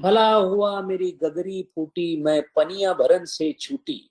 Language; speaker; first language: Hindi; non-native, local second language; Marathi